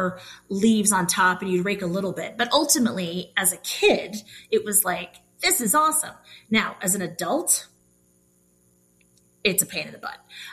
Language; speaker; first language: English; native; English